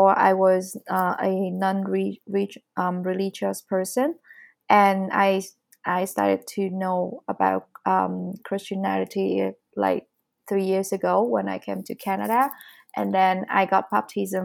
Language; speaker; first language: English; non-native, fluent; Vietnamese